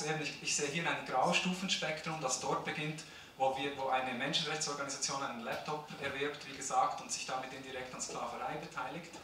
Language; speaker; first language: German; native; German